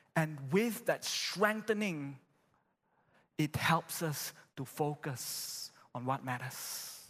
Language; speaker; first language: English; non-native, local second language; Chinese